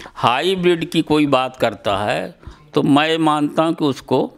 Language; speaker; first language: Hindi; native; Hindi